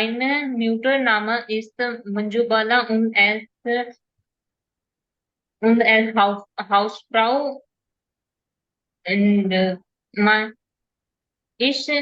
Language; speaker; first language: German; non-native, learner; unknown